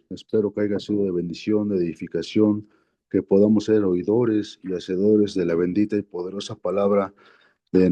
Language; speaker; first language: Spanish; native; Spanish